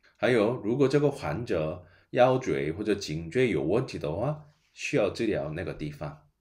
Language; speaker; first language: Chinese; non-native, fluent; Korean